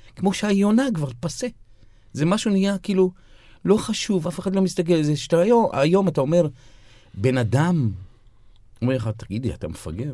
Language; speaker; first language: Hebrew; non-native, local second language; Arabic